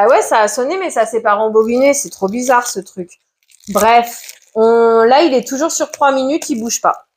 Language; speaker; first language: French; native; French